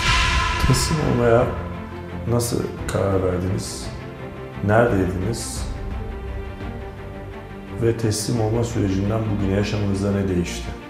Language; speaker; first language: Turkish; native; Turkish